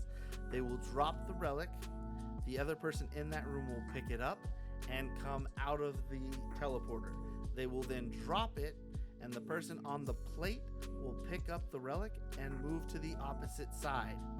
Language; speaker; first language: English; native; English